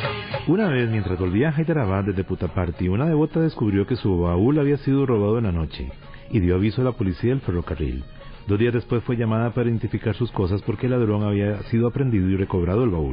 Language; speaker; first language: Spanish; native; Spanish